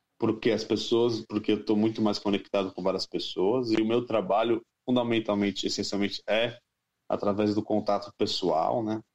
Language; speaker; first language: Portuguese; native; Portuguese